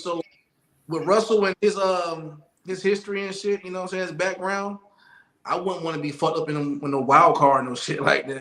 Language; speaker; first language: English; native; English